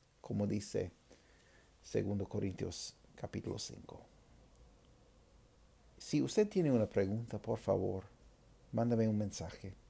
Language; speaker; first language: Spanish; non-native, fluent; English